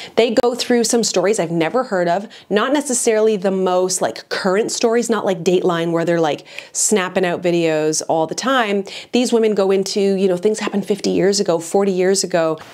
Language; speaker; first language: English; native; English